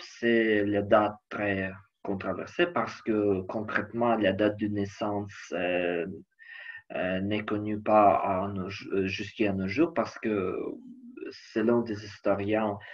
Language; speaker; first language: French; non-native, learner; Ukrainian